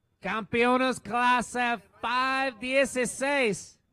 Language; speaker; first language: Spanish; non-native, learner; English